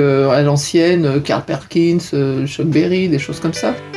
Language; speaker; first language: French; native; French